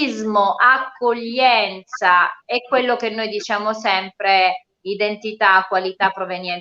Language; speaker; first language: Italian; native; Italian